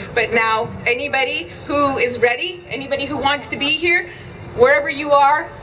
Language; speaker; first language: English; native; English